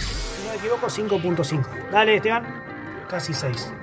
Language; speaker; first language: Spanish; native; Spanish